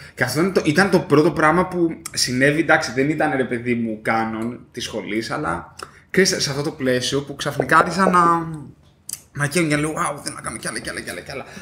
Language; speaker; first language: Greek; native; Greek